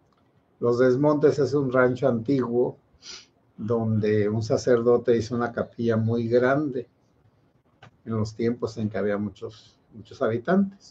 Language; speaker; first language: Spanish; native; Spanish